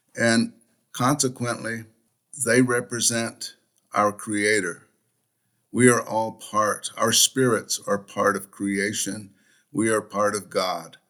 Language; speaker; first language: English; native; English